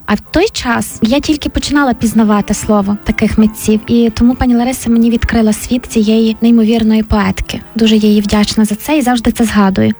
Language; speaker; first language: Ukrainian; native; Ukrainian